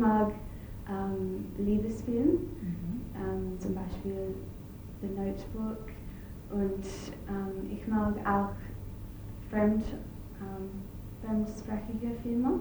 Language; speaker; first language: German; non-native, learner; English